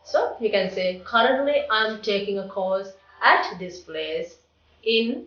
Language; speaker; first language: English; non-native, local second language; Sinhala